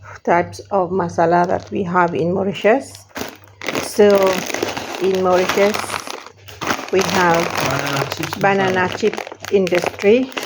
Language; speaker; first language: English; non-native, local second language; Morisyen